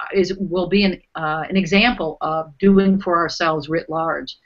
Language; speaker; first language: English; native; English